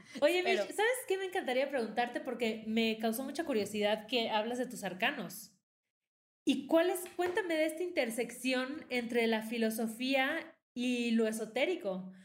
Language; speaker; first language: Spanish; native; Spanish